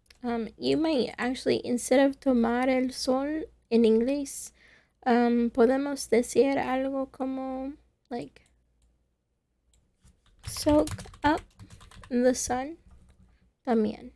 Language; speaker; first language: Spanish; non-native, fluent; English